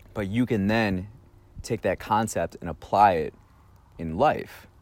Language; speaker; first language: English; native; English